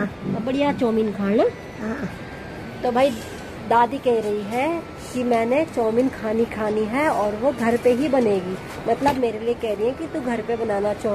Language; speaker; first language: Hindi; native; Hindi